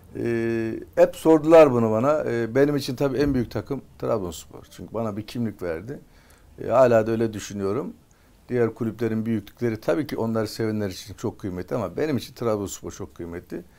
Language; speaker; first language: Turkish; native; Turkish